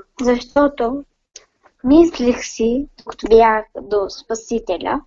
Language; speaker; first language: Bulgarian; native; Bulgarian